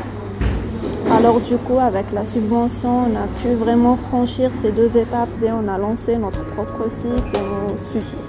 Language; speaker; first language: French; non-native, local second language; Arabic